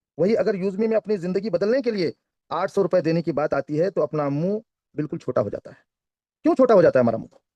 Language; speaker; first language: Hindi; non-native, local second language; Kannada